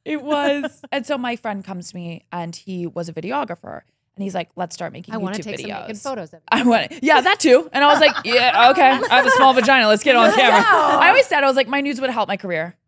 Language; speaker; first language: English; native; English